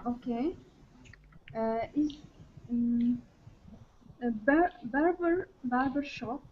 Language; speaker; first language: English; non-native, learner; Arabic